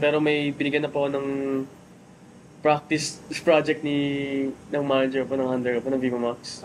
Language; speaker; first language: Filipino; early bilingual, other home language; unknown